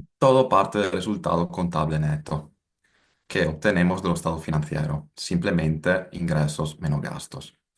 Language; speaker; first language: Spanish; non-native, fluent; Italian